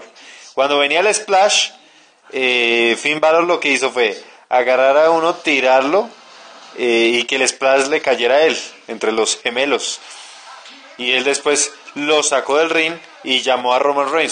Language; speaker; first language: Spanish; native; Spanish